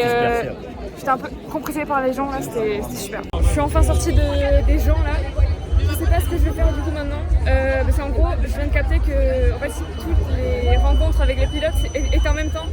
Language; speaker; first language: French; native; French